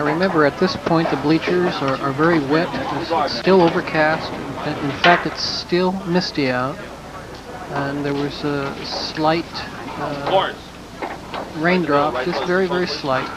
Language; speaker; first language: English; native; English